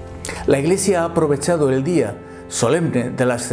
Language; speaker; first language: Spanish; native; Spanish